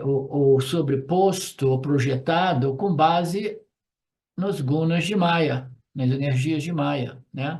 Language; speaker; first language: Portuguese; native; Portuguese